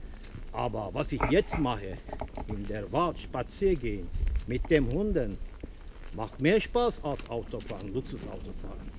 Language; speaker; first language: German; non-native, fluent; Turkish